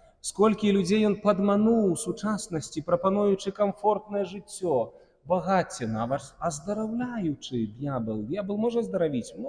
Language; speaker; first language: Belarusian; non-native, local second language; Russian